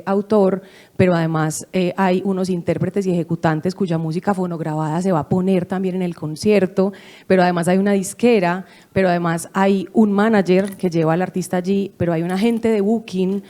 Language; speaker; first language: Spanish; native; Spanish